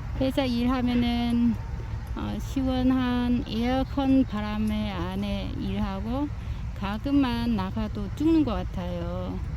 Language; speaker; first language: Korean; non-native, learner; Vietnamese